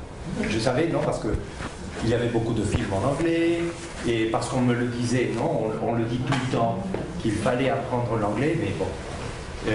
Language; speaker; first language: French; native; French